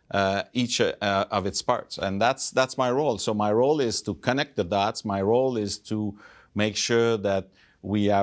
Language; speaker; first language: English; non-native, fluent; French